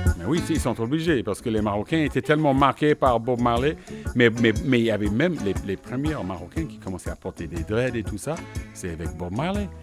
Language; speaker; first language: French; non-native, fluent; English